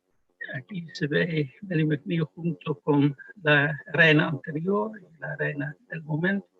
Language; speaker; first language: Spanish; non-native, fluent; Dutch